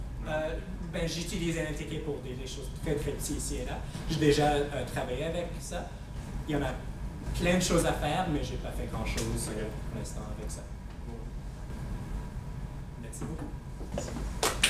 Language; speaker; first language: French; non-native, fluent; English